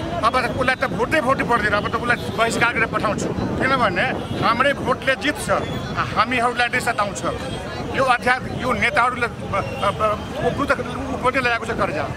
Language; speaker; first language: Nepali; non-native, local second language; Maithili